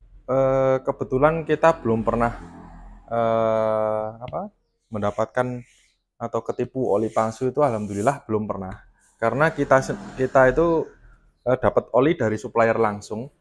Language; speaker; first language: Indonesian; native; Indonesian